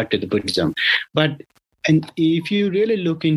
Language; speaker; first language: English; non-native, local second language; Bangla